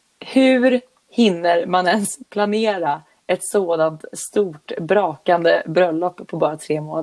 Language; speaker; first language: Swedish; native; Swedish